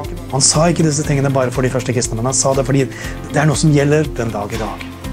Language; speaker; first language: Norwegian; native; Norwegian